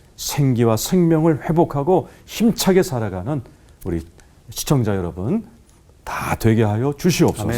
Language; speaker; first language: Korean; native; Korean